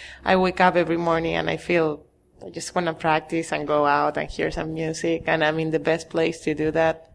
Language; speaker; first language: English; non-native, fluent; Spanish